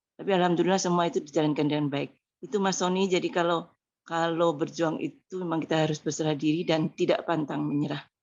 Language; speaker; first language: Indonesian; native; Indonesian